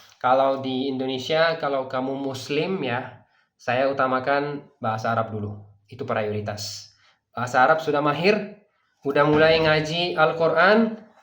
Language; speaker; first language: Indonesian; non-native, fluent; Persian